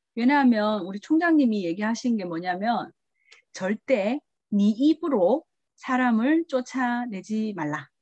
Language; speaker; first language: Korean; early bilingual, heritage; Korean